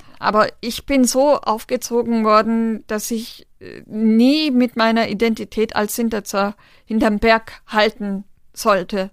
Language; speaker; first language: German; non-native, local second language; Romany